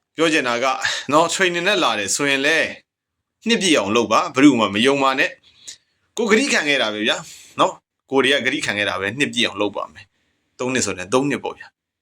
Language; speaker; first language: Burmese; native; Burmese